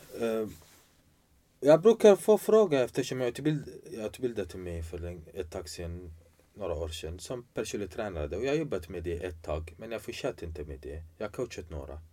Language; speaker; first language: Swedish; non-native, fluent; Arabic